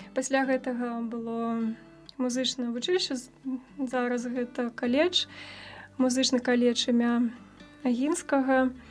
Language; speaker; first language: Belarusian; native; Belarusian